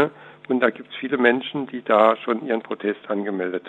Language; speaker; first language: German; native; German